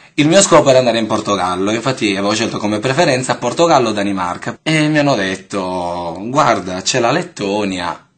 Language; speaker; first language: Italian; native; Italian